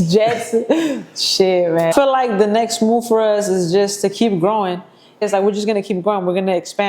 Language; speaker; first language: English; native; English